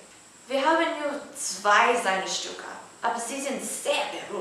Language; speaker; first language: German; non-native, learner; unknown